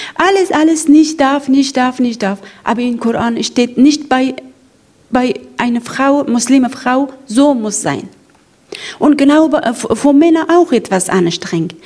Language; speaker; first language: German; non-native, learner; Persian